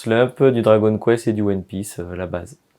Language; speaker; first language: French; native; French